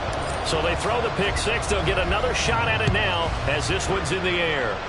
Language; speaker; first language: English; native; English